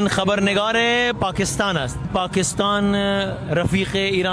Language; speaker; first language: Persian; non-native, learner; Urdu